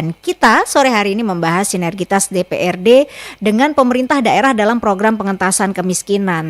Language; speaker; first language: Indonesian; native; Indonesian